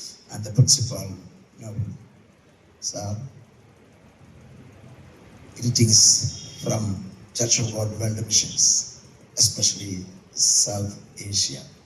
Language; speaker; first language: English; non-native, local second language; Malayalam